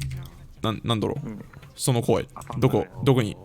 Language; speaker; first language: Japanese; non-native, learner; English